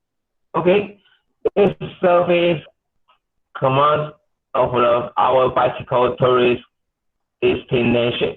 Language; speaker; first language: English; non-native, learner; Chinese